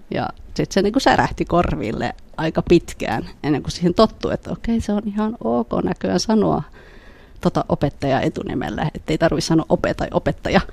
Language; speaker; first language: Finnish; early bilingual, other home language; Khmer